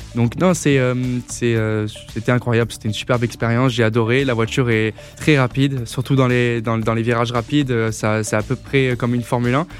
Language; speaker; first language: French; native; French